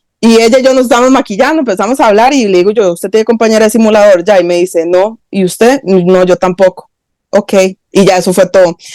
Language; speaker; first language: Spanish; native; Spanish